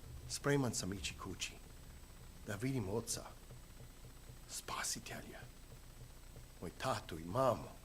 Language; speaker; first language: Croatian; non-native, fluent; English